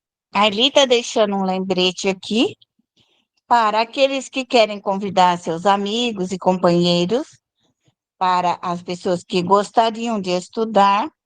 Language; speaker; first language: Portuguese; native; Portuguese